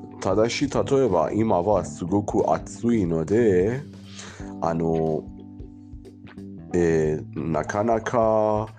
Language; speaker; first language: Japanese; non-native, learner; Persian